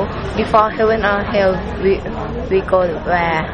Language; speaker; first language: English; non-native, learner; Thai